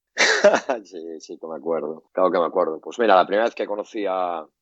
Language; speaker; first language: Spanish; native; Spanish